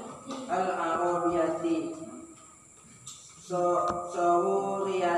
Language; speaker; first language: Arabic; non-native, learner; Indonesian